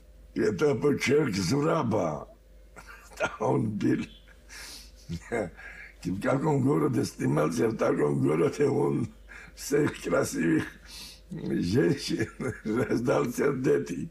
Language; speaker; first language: Russian; non-native, learner; Georgian